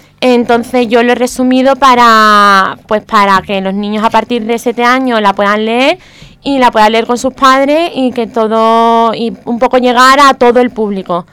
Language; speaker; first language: Spanish; native; Spanish